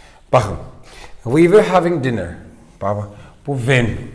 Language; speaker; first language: English; non-native, fluent; Azerbaijani